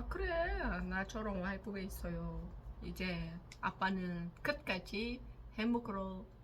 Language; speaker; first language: Korean; non-native, learner; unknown